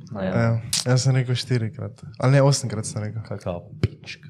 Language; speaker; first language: Slovenian; native; Slovenian